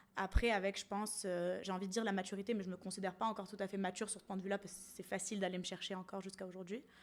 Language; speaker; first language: French; non-native, local second language; Arabic